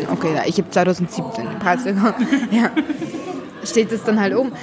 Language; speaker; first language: German; early bilingual, heritage; Arabic